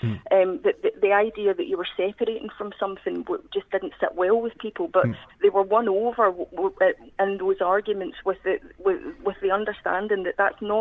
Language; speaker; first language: English; native; English